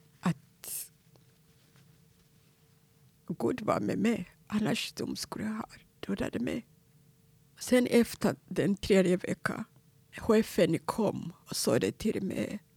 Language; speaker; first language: Swedish; non-native, fluent; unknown